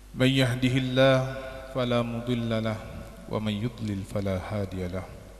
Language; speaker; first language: Malay; native; Malay